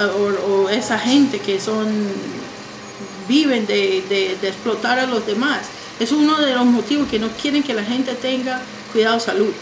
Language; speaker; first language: Spanish; non-native, fluent; English